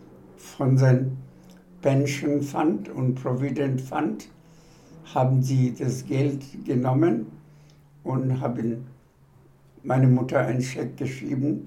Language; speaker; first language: German; non-native, fluent; Bangla